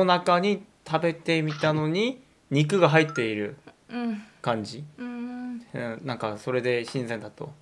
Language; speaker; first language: Japanese; non-native, fluent; Korean